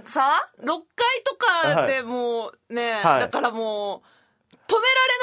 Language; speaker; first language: Japanese; native; Japanese